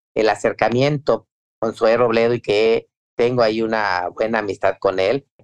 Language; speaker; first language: Spanish; native; Spanish